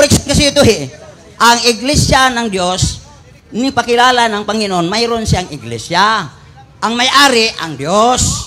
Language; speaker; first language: Filipino; non-native, local second language; Cebuano